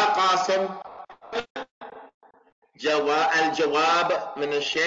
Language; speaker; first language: Arabic; non-native, fluent; English